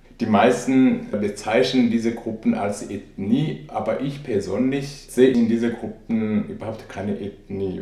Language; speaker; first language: German; non-native, fluent; Rundi